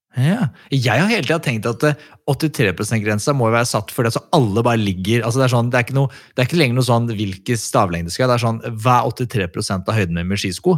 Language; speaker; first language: Norwegian; native; Norwegian